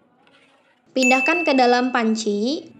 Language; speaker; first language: Indonesian; native; Indonesian